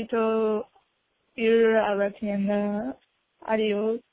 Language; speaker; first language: Spanish; non-native, learner; English